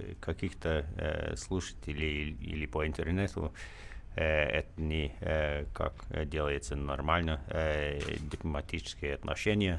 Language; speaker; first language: Russian; non-native, fluent; English